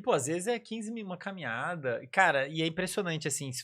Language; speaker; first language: Portuguese; native; Portuguese